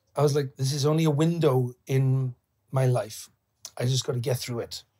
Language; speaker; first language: English; native; English